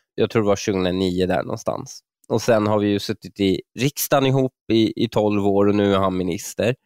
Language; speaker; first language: Swedish; early bilingual, other home language; Persian